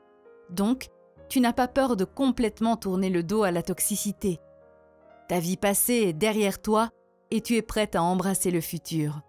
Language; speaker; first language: French; native; French